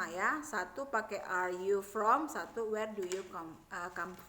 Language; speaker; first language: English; non-native, fluent; Indonesian